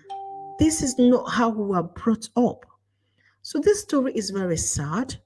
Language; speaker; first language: English; non-native, local second language; Igbo